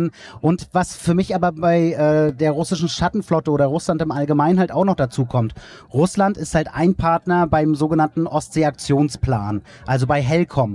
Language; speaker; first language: German; native; German